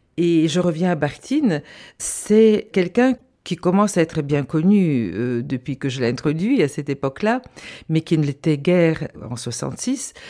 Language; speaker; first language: French; non-native, fluent; Bulgarian